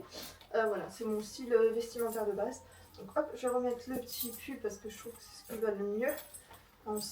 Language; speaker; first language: French; native; French